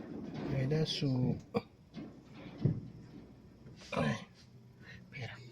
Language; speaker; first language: Spanish; non-native, learner; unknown